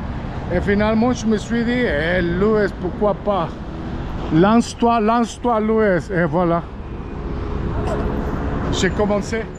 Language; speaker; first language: French; non-native, fluent; Spanish